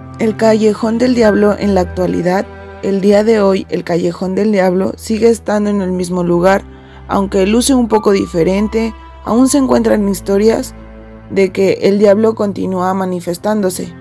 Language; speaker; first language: Spanish; native; Spanish